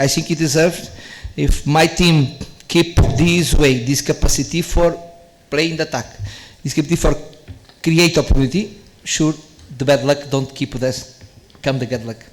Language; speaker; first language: English; non-native, learner; Portuguese